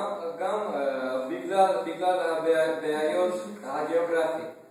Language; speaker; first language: Hebrew; non-native, learner; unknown